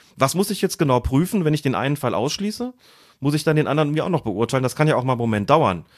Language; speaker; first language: German; native; German